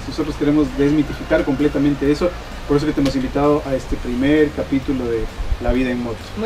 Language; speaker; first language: Spanish; native; Spanish